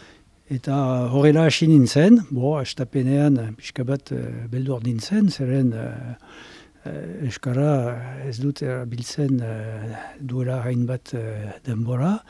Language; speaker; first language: Basque; non-native, local second language; French